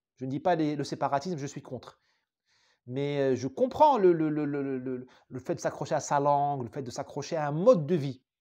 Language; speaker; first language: French; non-native, local second language; Arabic